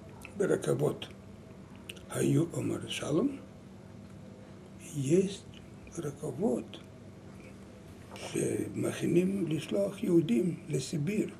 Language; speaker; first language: Hebrew; non-native, learner; Lithuanian